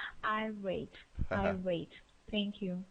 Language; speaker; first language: English; non-native, learner; Spanish